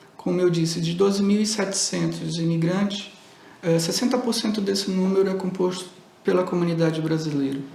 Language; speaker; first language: Portuguese; native; Portuguese